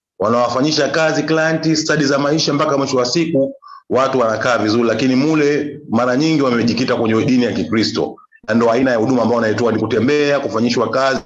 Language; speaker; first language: Swahili; native; Swahili